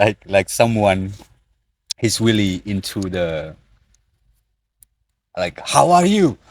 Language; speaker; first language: English; non-native, learner; Indonesian